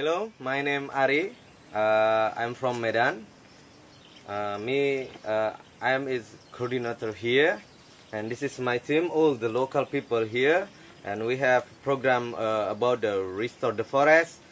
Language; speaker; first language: English; non-native, learner; Indonesian